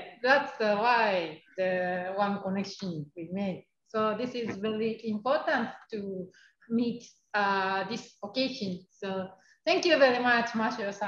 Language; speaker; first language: English; non-native, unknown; Japanese